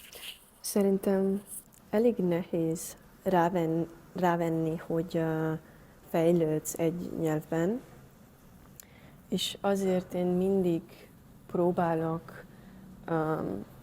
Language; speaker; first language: Hungarian; non-native, learner; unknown